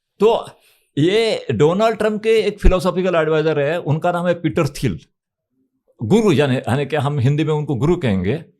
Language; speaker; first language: Hindi; non-native, local second language; Marathi